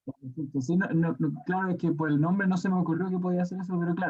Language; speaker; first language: Spanish; native; Spanish